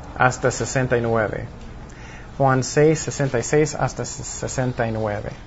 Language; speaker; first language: Spanish; non-native, fluent; English